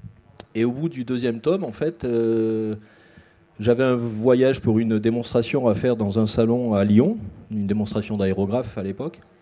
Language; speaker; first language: French; native; French